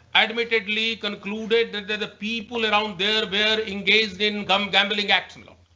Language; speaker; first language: English; non-native, local second language; Hindi